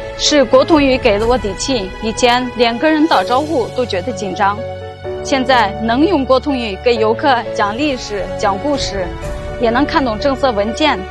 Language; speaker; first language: Chinese; non-native, local second language; Uyghur